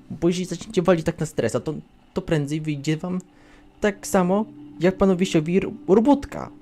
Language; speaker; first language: Polish; native; Polish